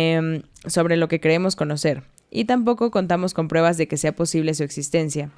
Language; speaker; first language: Spanish; native; Spanish